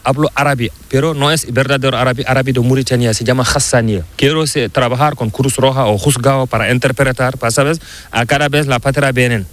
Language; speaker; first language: Spanish; non-native, learner; Fula